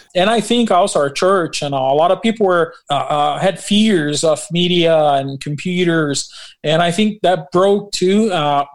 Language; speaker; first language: English; non-native, fluent; Portuguese